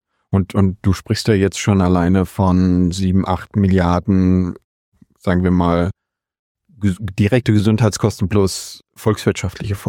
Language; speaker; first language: German; native; German